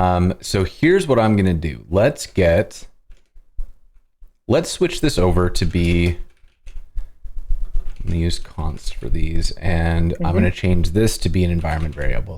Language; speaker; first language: English; native; English